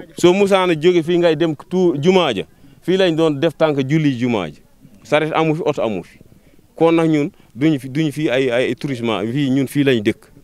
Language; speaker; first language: Wolof; non-native, local second language; Fula